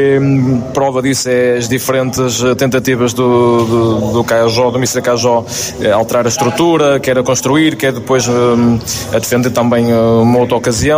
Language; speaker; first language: Portuguese; native; Portuguese